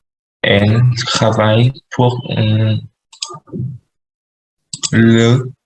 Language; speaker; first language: French; non-native, learner; Vietnamese